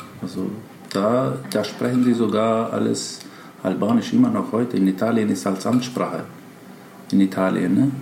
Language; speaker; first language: German; non-native, fluent; Albanian